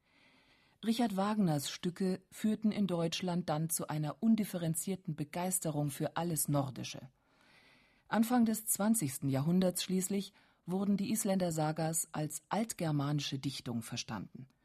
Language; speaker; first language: German; native; German